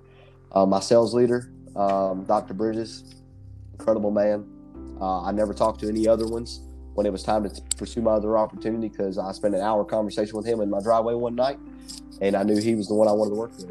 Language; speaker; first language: English; native; English